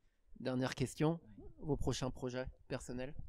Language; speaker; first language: French; native; French